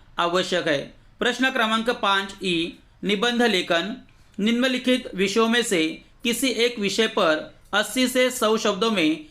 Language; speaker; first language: Hindi; non-native, local second language; Marathi